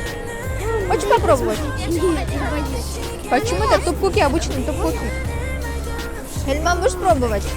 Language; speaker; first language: Russian; non-native, local second language; Kyrgyz